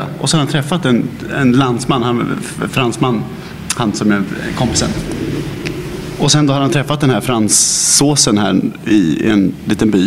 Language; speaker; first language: Swedish; native; Swedish